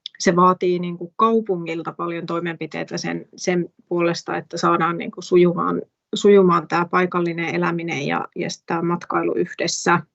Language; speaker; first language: Finnish; native; Finnish